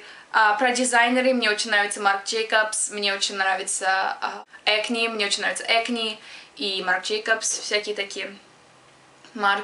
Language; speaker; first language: Russian; early bilingual, other home language; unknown